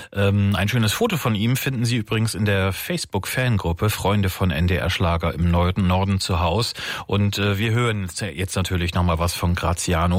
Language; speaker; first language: German; native; German